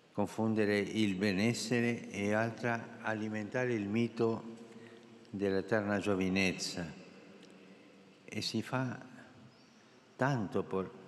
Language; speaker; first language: Italian; non-native, fluent; Spanish